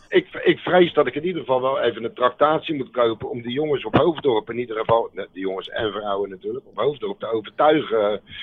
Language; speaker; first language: Dutch; native; Dutch